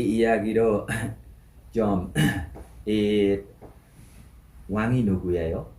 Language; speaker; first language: Korean; non-native, learner; Burmese